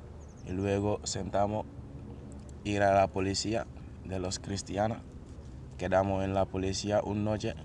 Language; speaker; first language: Spanish; non-native, learner; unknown